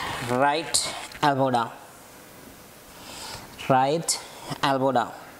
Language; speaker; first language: English; non-native, local second language; Hindi